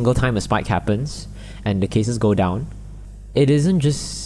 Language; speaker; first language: English; non-native, local second language; Chinese